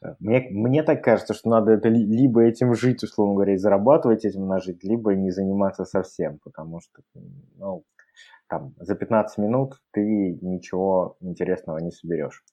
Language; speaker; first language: Russian; native; Russian